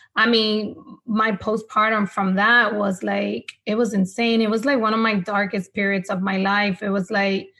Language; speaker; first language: English; non-native, fluent; Spanish